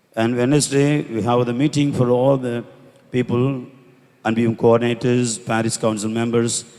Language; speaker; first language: English; non-native, local second language; Tamil